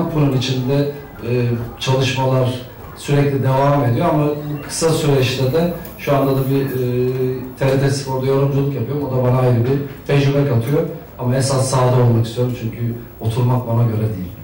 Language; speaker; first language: Turkish; native; Turkish